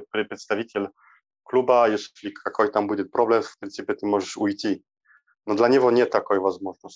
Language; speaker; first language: Russian; non-native, learner; Polish